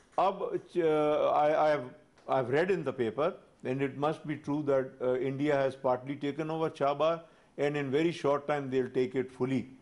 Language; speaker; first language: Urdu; non-native, local second language; Pashto